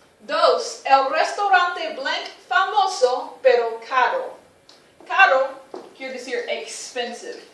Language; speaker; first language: Spanish; non-native, fluent; English